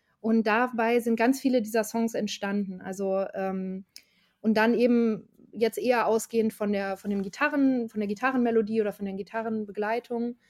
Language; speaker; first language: German; native; German